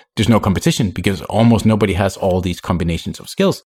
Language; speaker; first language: English; non-native, fluent; Danish